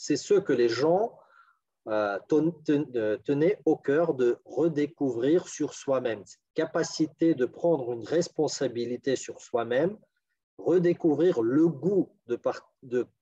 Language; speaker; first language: French; non-native, fluent; Ukrainian